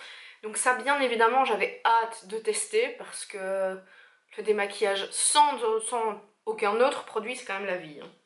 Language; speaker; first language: French; native; French